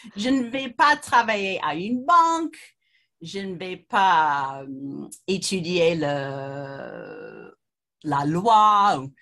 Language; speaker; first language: French; non-native, fluent; English